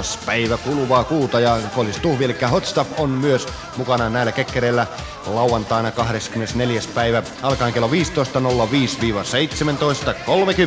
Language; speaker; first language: Finnish; native; Finnish